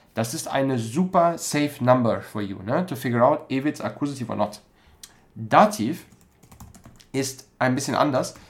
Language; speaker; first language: German; native; German